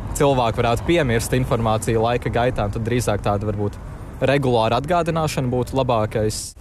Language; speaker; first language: Latvian; native; Latvian